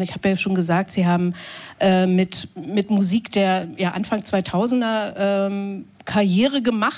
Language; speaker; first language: German; native; German